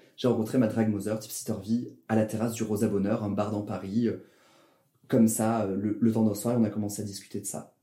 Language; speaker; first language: French; native; French